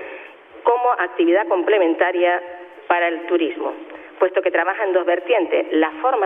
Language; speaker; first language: Spanish; native; Spanish